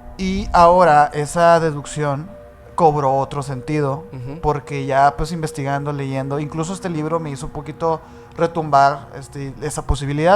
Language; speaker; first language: Spanish; native; Spanish